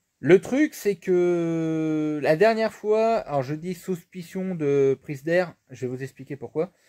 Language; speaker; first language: French; native; French